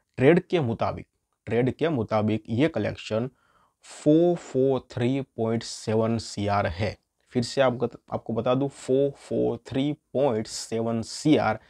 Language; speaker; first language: Hindi; non-native, local second language; Gujarati